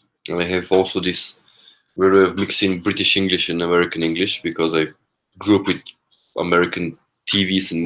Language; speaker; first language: English; non-native, fluent; Korean